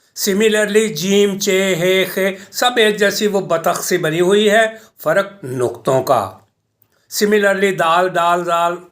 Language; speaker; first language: Urdu; native; Urdu